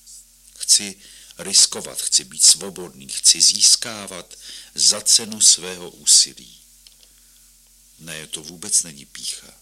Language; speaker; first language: Czech; native; Czech